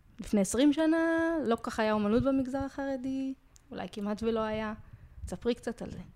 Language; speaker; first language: Hebrew; native; Hebrew